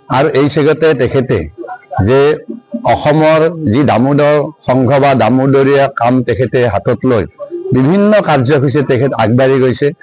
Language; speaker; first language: Assamese; native; Assamese